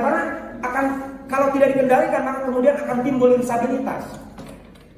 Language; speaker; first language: Indonesian; native; Indonesian